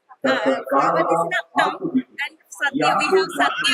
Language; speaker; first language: English; non-native, local second language; Malayalam